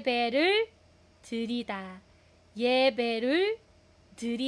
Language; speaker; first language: Korean; non-native, fluent; Filipino